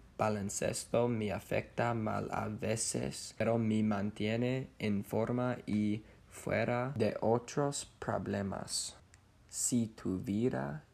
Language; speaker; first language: Spanish; non-native, learner; English